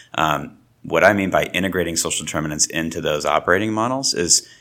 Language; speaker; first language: English; native; English